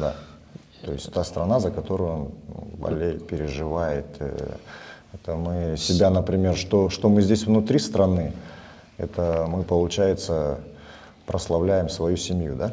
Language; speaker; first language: Russian; native; Russian